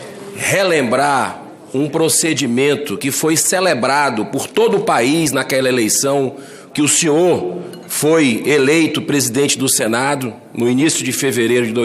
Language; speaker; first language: Portuguese; native; Portuguese